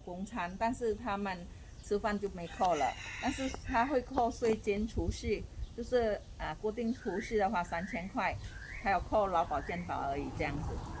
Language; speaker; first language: Chinese; non-native, fluent; Indonesian